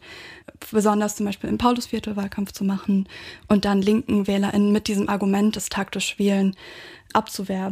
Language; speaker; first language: German; native; German